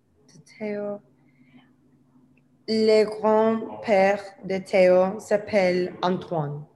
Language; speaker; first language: French; non-native, learner; English